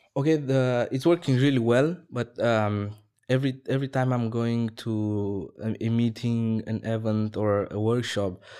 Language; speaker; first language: English; non-native, fluent; Romanian